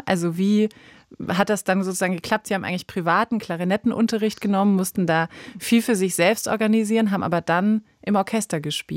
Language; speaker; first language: German; native; German